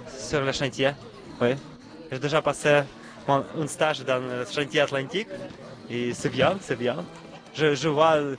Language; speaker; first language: French; non-native, learner; Russian